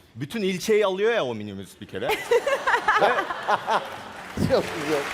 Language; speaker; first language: Turkish; non-native, fluent; Spanish